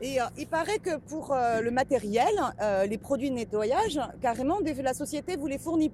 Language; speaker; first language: French; native; French